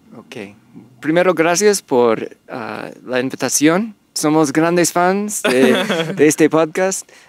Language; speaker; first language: Spanish; non-native, fluent; English